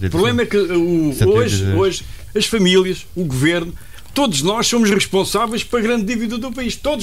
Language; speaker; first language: Portuguese; native; Portuguese